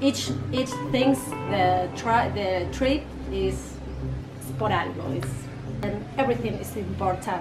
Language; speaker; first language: English; non-native, learner; Spanish